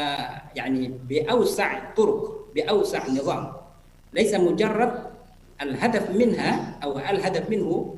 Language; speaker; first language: Arabic; non-native, fluent; Indonesian